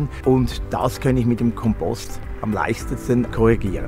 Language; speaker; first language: German; native; German